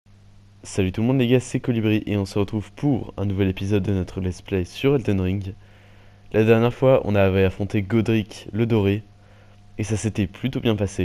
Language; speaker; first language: French; native; French